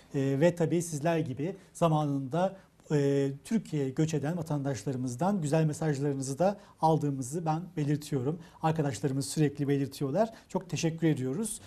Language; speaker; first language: Turkish; native; Turkish